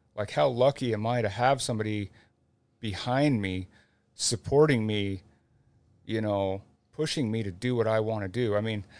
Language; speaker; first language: English; native; English